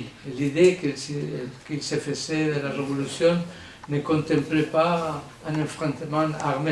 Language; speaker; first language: French; non-native, fluent; Spanish